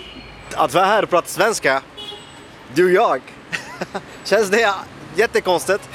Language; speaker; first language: Swedish; non-native, fluent; Arabic